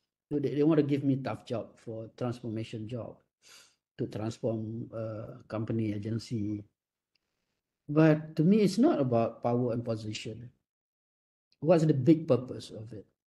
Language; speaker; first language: English; non-native, local second language; Malay